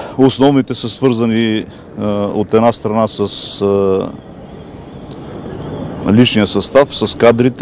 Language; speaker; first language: Bulgarian; native; Bulgarian